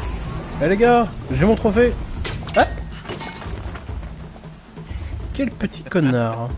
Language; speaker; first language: French; native; French